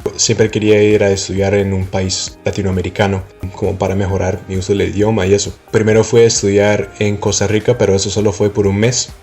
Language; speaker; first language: Spanish; non-native, fluent; English